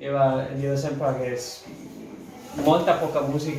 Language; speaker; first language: Catalan; non-native, fluent; Italian